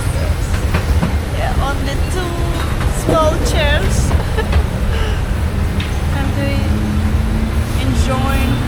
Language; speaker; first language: English; non-native, learner; Russian